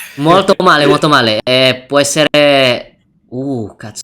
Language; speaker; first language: Italian; non-native, learner; Indonesian